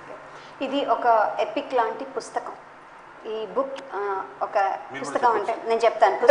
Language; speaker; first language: Telugu; native; Telugu